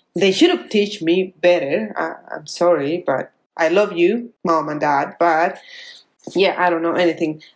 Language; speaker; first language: English; non-native, fluent; Spanish